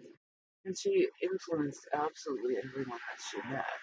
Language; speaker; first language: English; native; English